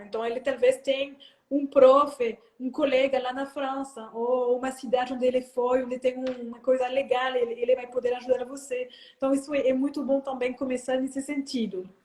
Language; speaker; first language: Portuguese; non-native, fluent; French